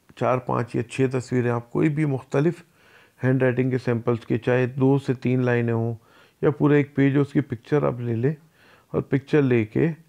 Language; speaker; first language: Urdu; native; Urdu